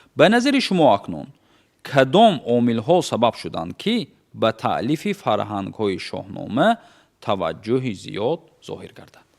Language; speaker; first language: Tajik; native; Tajik